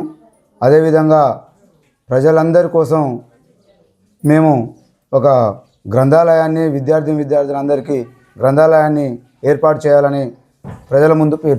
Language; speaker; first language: Telugu; native; Telugu